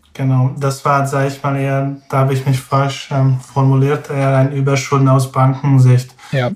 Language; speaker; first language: German; non-native, fluent; Hungarian